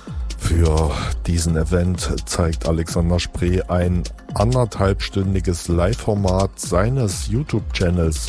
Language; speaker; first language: German; native; German